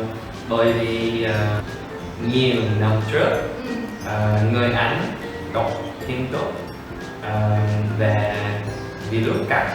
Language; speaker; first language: Vietnamese; non-native, learner; English